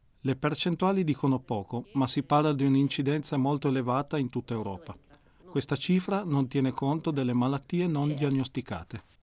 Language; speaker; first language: Italian; native; Italian